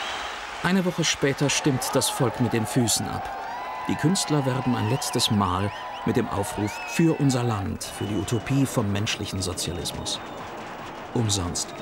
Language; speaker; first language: German; native; German